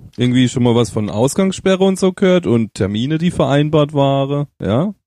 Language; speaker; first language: German; native; German